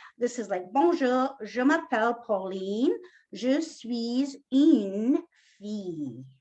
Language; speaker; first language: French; non-native, fluent; English